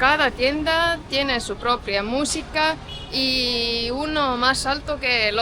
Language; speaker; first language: Spanish; non-native, fluent; Estonian